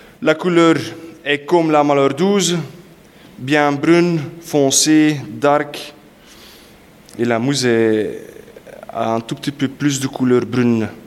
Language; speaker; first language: French; non-native, local second language; Dutch